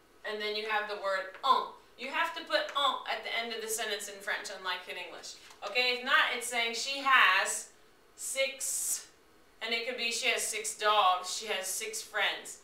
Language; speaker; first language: English; native; English